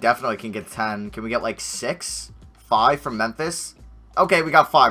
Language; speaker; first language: English; native; English